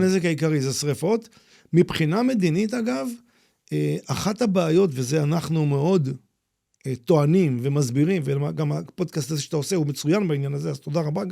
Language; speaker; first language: Hebrew; native; Hebrew